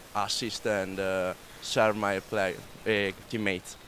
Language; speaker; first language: English; non-native, learner; Italian